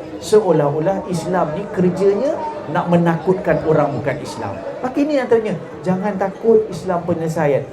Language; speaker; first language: Malay; native; Malay